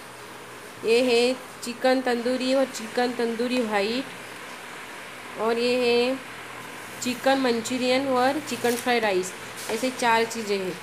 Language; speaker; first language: Hindi; native; Hindi